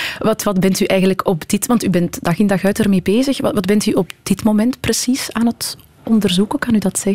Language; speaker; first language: Dutch; native; Dutch